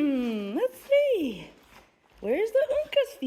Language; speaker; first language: English; native; English